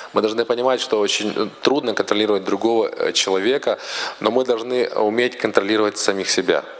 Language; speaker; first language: Russian; native; Russian